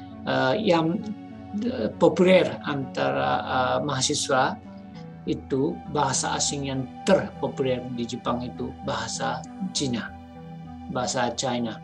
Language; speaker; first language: Indonesian; non-native, fluent; Japanese